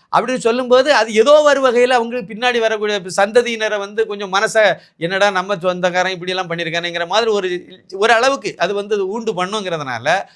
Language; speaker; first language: Tamil; native; Tamil